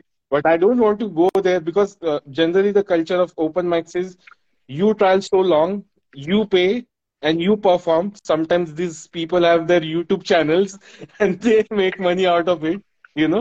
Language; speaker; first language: English; non-native, local second language; Marathi